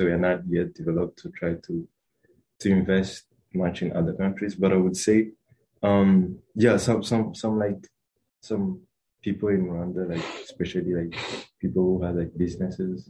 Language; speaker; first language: English; non-native, local second language; Kinyarwanda